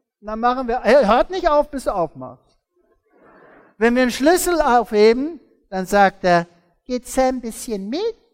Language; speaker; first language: German; early bilingual, heritage; German